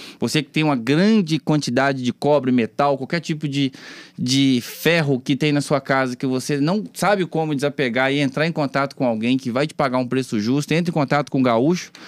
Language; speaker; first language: Portuguese; native; Portuguese